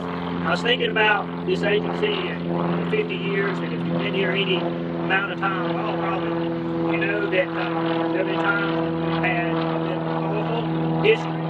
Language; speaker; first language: English; native; English